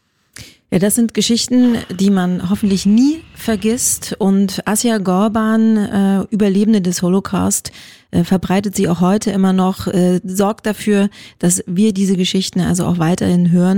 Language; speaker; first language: German; native; German